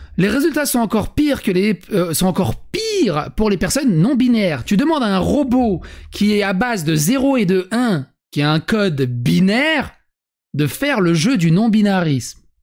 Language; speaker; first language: French; native; French